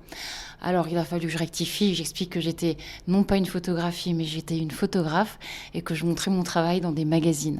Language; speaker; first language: French; native; French